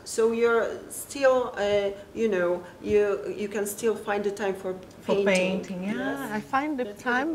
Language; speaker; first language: English; non-native, learner; Polish